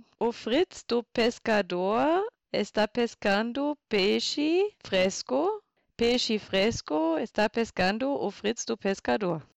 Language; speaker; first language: Portuguese; non-native, fluent; German